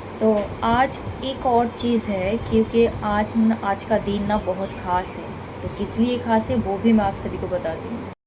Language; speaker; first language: Hindi; non-native, local second language; Bangla